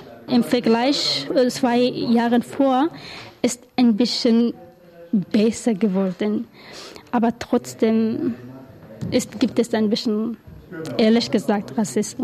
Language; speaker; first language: German; non-native, learner; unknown